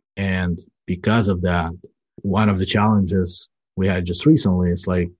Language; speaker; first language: English; early bilingual, other home language; Russian